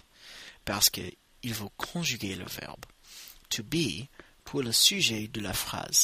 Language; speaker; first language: French; non-native, fluent; English